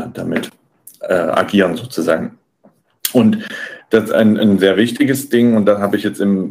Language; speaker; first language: German; native; German